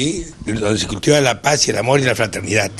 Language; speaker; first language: Spanish; native; Spanish